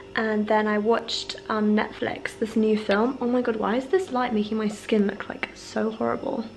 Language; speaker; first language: English; native; English